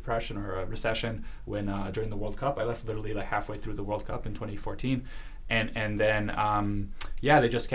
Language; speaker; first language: English; early bilingual, other home language; Russian